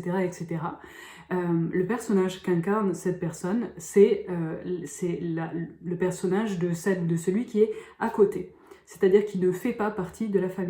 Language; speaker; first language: French; native; French